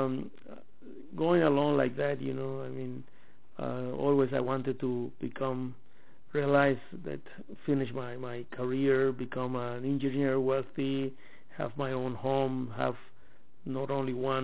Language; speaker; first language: English; non-native, fluent; Spanish